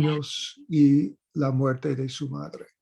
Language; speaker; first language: Spanish; non-native, fluent; English